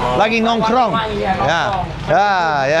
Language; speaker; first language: Indonesian; non-native, fluent; English